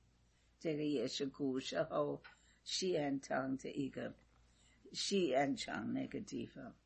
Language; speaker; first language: Chinese; non-native, fluent; English